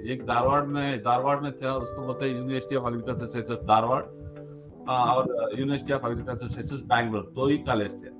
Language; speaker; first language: Hindi; non-native, local second language; Kannada